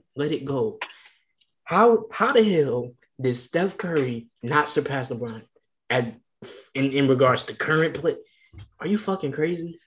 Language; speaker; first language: English; native; English